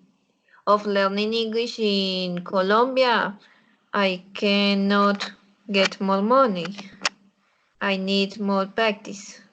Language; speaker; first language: English; non-native, learner; Spanish